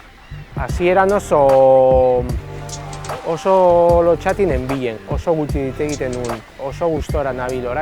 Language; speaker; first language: Basque; non-native, fluent; Spanish